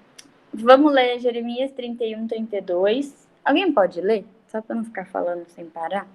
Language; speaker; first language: Portuguese; native; Portuguese